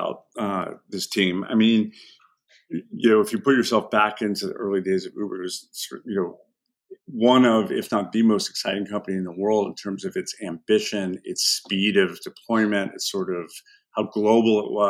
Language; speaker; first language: English; non-native, fluent; Arabic